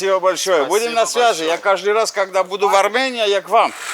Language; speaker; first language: Russian; non-native, learner; English